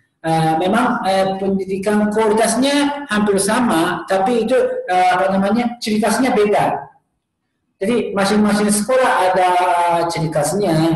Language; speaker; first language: Indonesian; non-native, learner; Japanese